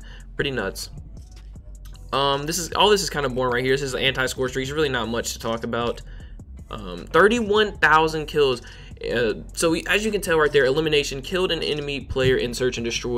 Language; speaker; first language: English; native; English